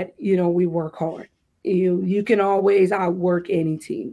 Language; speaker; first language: English; native; English